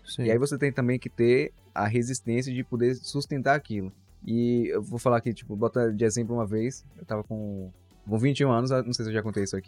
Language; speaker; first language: Portuguese; native; Portuguese